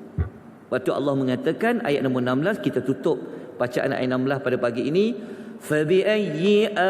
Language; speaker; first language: Malay; native; Malay